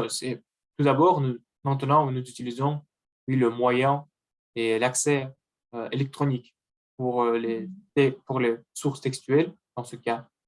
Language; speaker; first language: French; non-native, learner; Russian